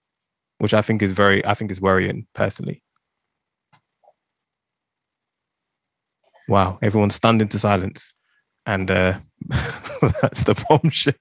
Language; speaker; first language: English; native; English